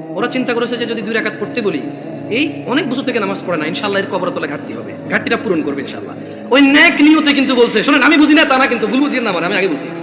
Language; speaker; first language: Bangla; early bilingual, heritage; Bangla